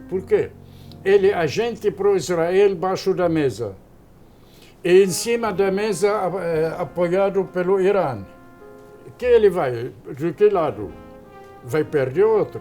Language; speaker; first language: Portuguese; non-native, fluent; Arabic